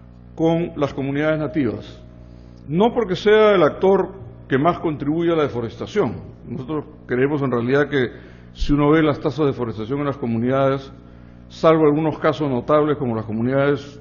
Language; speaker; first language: Spanish; native; Spanish